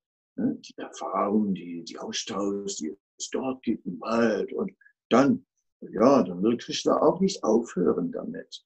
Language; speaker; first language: German; non-native, fluent; Dutch